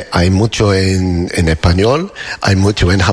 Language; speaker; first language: Spanish; non-native, learner; English